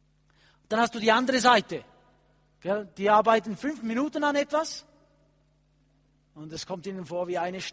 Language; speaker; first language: German; non-native, fluent; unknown